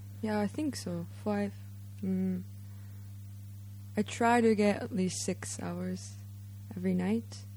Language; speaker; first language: English; early bilingual, other home language; Japanese